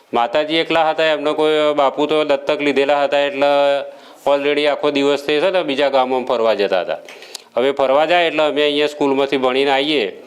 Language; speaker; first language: Gujarati; native; Gujarati